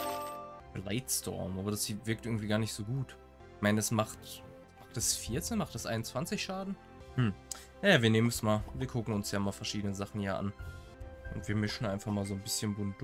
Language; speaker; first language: German; native; German